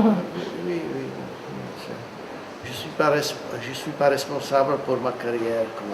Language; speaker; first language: French; non-native, fluent; Czech